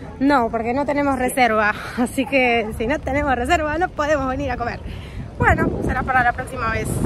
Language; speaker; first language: Spanish; native; Spanish